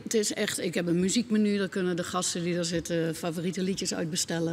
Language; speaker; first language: Dutch; native; Dutch